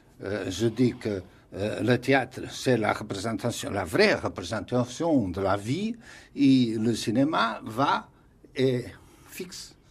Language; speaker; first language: French; non-native, fluent; Portuguese